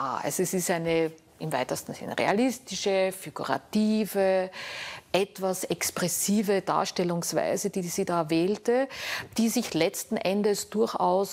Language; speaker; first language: German; native; German